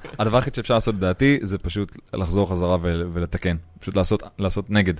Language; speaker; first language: Hebrew; native; Hebrew